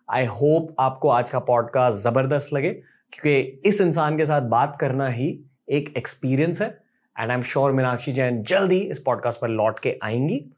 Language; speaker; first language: Hindi; native; Hindi